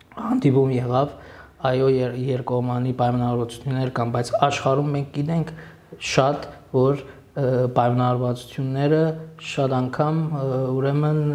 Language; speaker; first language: Armenian; early bilingual, heritage; Armenian